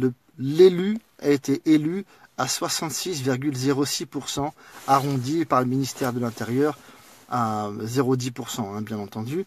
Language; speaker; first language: French; native; French